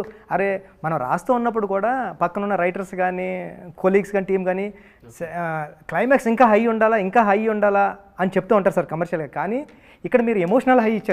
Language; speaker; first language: Telugu; native; Telugu